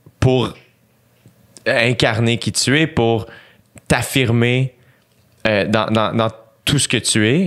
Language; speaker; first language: French; native; French